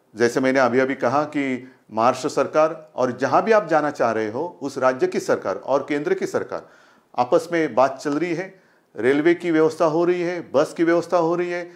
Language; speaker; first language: Hindi; non-native, local second language; Marathi